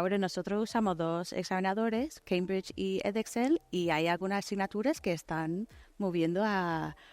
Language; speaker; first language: Spanish; non-native, fluent; English